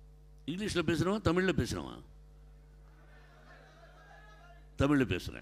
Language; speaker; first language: Tamil; non-native, local second language; Telugu